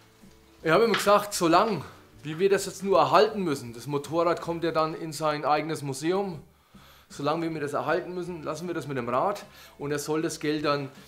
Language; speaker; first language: German; native; German